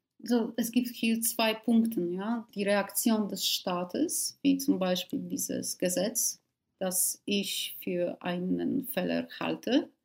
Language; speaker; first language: German; non-native, fluent; Polish